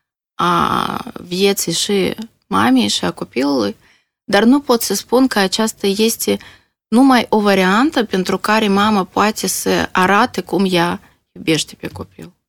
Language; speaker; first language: Romanian; non-native, local second language; Russian